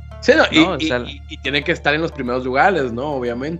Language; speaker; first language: Spanish; native; Spanish